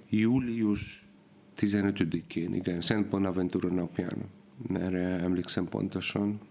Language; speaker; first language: Hungarian; non-native, fluent; Polish